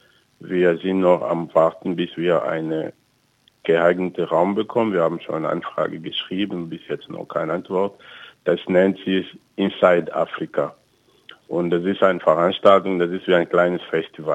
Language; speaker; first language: German; non-native, fluent; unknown